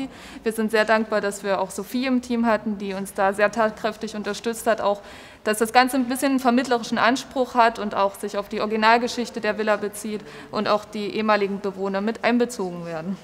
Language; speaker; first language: German; native; German